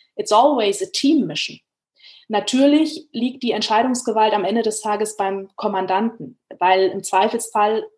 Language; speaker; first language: German; native; German